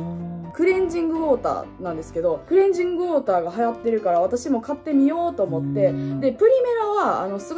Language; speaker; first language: Japanese; native; Japanese